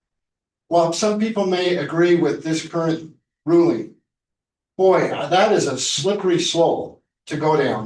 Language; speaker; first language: English; native; English